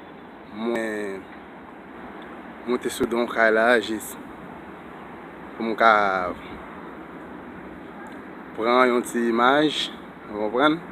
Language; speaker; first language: French; non-native, learner; Haitian Creole